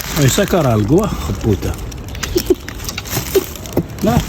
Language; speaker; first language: Spanish; non-native, learner; Arabic